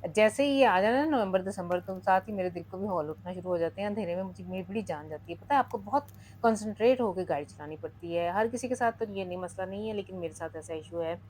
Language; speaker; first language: Urdu; non-native, local second language; Punjabi